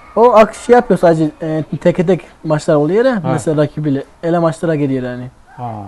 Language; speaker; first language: Turkish; early bilingual, other home language; Russian